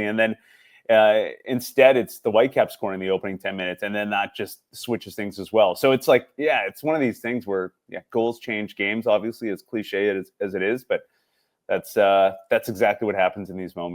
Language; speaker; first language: English; native; English